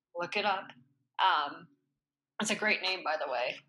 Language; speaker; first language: English; native; English